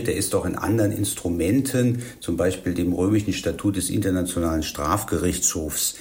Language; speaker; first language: German; native; German